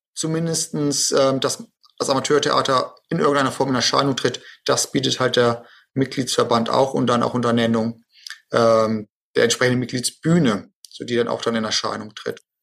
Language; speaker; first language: German; native; German